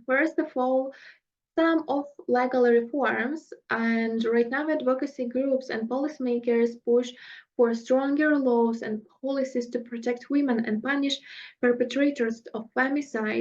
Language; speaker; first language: English; non-native, fluent; Russian